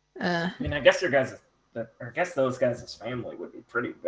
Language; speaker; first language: English; native; English